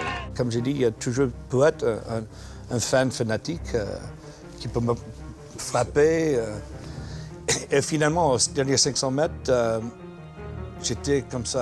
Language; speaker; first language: French; non-native, fluent; English